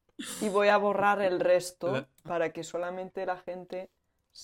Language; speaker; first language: Spanish; native; Spanish